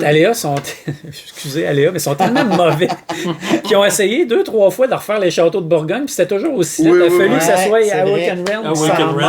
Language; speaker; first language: French; native; French